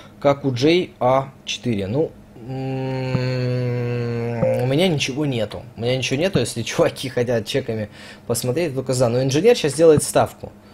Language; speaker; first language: Russian; native; Russian